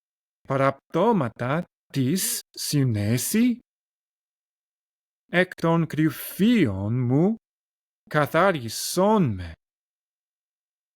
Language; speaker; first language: Greek; non-native, learner; English